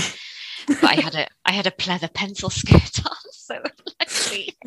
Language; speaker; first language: English; native; English